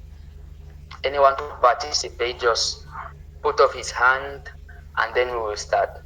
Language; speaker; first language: English; non-native, local second language; French